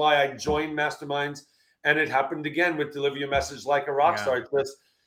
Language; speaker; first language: English; native; English